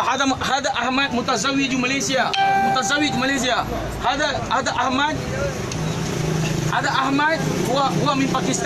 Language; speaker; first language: Arabic; non-native, learner; Malay